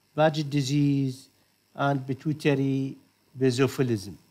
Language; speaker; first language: English; non-native, fluent; Arabic